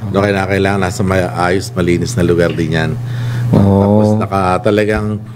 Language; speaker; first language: Filipino; native; Filipino